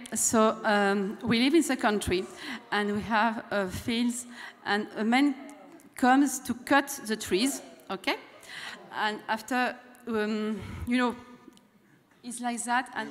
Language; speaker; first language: English; non-native, learner; French